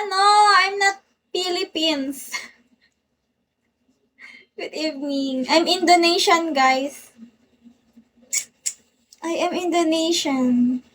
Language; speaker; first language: English; non-native, local second language; Filipino